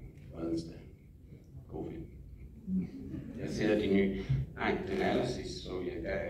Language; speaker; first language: Danish; non-native, fluent; English